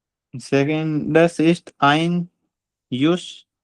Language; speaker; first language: German; non-native, learner; Hindi